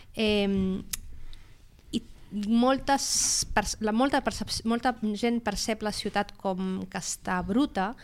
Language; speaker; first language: Catalan; native; Catalan